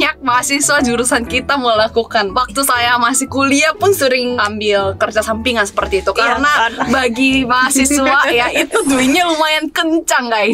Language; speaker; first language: Indonesian; non-native, fluent; Korean